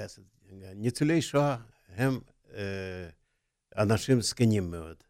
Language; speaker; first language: Hebrew; non-native, fluent; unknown